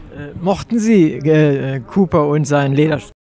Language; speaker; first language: German; native; German